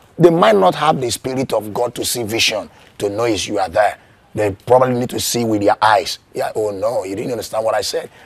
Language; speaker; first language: English; non-native, local second language; Igbo